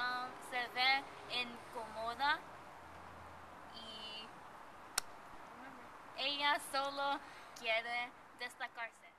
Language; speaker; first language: Spanish; non-native, learner; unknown